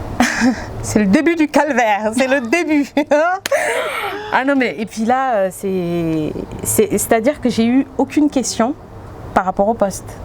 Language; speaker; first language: French; native; French